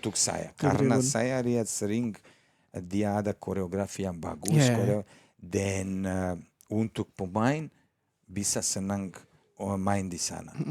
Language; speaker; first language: Indonesian; non-native, fluent; Serbian